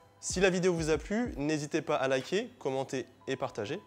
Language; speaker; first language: French; native; French